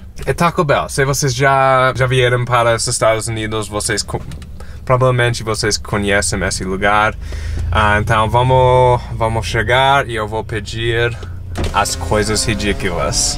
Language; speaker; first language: Portuguese; non-native, fluent; English